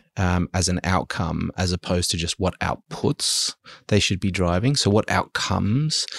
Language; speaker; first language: English; early bilingual, other home language; German